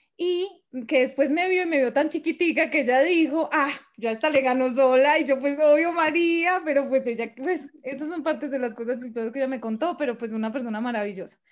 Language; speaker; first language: Spanish; native; Spanish